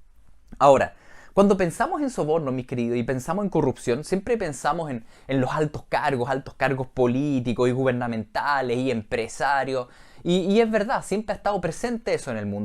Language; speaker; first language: Spanish; native; Spanish